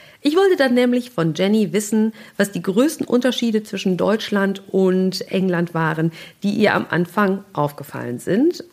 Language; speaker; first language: German; native; German